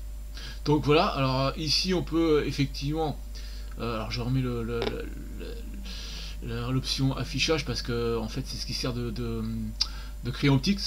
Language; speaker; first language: French; native; French